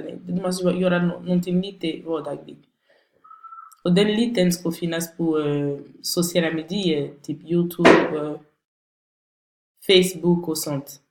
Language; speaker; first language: Swedish; non-native, fluent; French